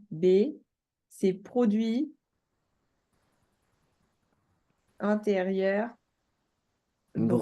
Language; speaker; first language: French; native; French